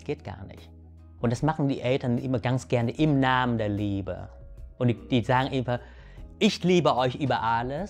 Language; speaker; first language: German; early bilingual, other home language; Vietnamese